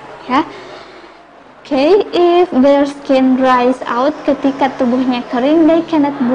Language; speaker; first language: English; non-native, local second language; Indonesian